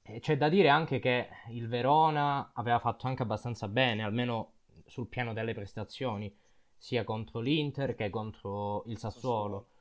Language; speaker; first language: Italian; native; Italian